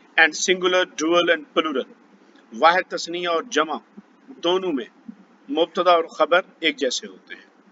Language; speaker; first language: Urdu; native; Urdu